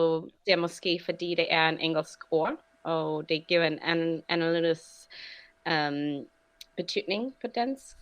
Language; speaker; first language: Danish; non-native, fluent; English